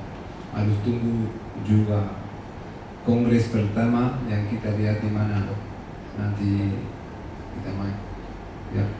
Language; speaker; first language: Indonesian; non-native, learner; Spanish